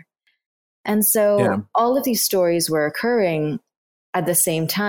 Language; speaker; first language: English; non-native, local second language; Bangla